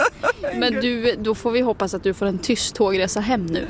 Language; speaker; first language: Swedish; native; Swedish